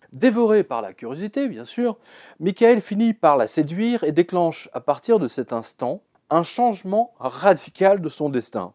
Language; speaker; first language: French; native; French